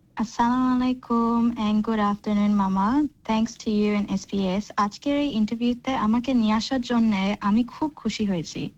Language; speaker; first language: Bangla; early bilingual, heritage; Bangla